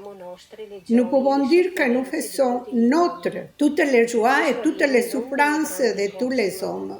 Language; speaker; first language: French; non-native, fluent; Italian